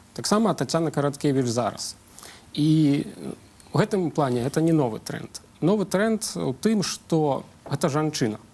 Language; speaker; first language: Belarusian; non-native, local second language; Russian